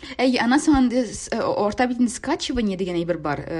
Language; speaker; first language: Tatar; native; Tatar